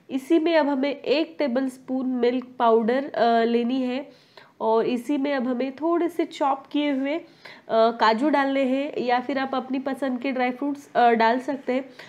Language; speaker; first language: Hindi; non-native, local second language; Marathi